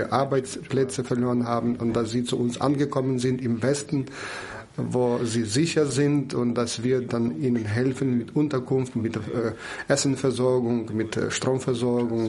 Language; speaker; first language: German; non-native, fluent; Ukrainian